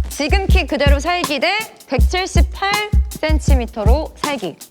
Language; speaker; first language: Korean; native; Korean